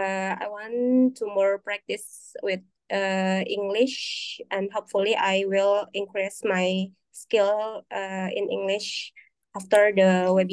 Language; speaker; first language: English; non-native, learner; Indonesian